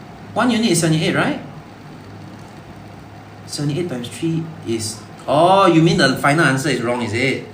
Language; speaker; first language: English; non-native, local second language; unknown